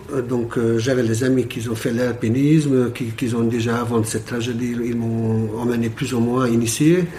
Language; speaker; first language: French; non-native, fluent; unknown